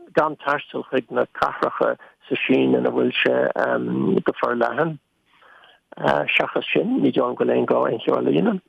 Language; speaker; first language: Irish; native; Irish